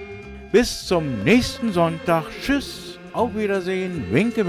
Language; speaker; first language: German; early bilingual, heritage; English